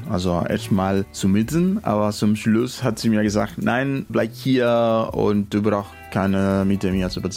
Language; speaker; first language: German; non-native, fluent; Spanish